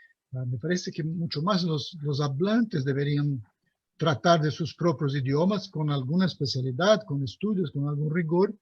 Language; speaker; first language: Spanish; non-native, fluent; Portuguese